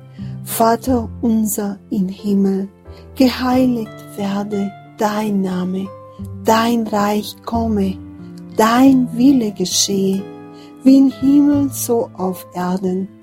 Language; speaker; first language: German; non-native, fluent; Portuguese